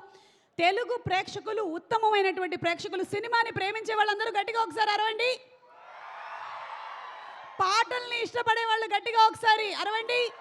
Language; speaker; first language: Telugu; native; Telugu